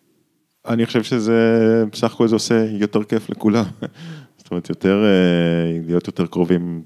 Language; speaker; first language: Hebrew; native; Hebrew